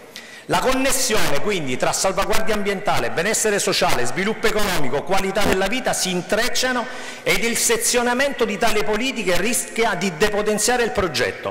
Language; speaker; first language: Italian; native; Italian